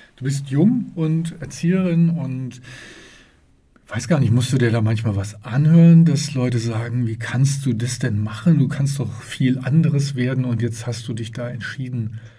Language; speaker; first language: German; native; German